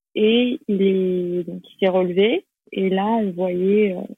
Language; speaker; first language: French; native; French